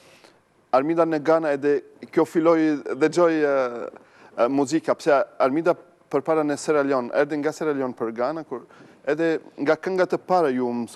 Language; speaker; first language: Albanian; non-native, learner; Arabic